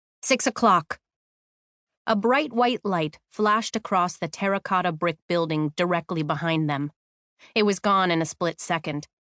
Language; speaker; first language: English; native; English